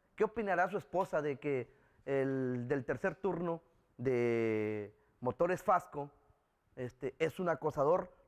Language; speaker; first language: Spanish; native; Spanish